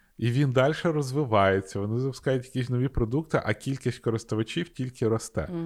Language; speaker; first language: Ukrainian; non-native, local second language; Russian